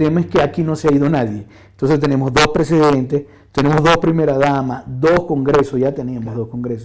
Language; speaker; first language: Spanish; native; Spanish